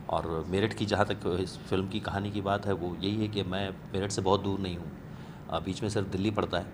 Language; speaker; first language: Hindi; native; Hindi